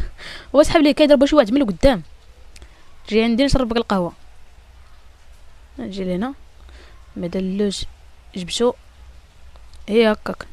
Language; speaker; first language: Arabic; native; Arabic